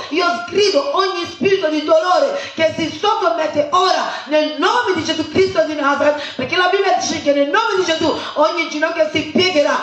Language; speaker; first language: Italian; non-native, fluent; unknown